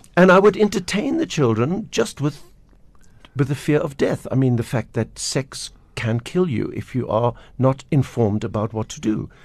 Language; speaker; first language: English; native; English